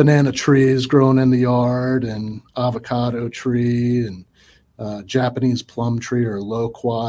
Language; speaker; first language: English; native; English